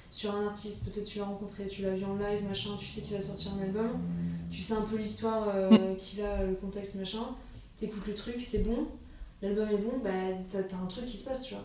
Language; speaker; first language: French; native; French